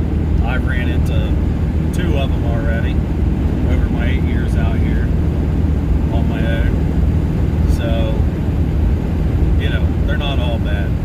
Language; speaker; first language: English; native; English